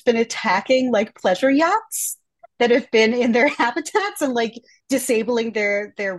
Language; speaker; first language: English; native; English